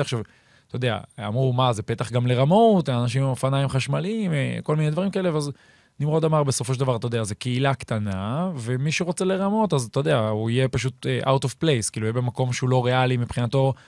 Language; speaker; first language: Hebrew; native; Hebrew